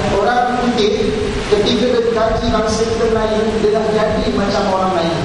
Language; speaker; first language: Malay; native; Malay